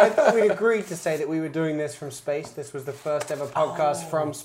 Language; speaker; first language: English; native; English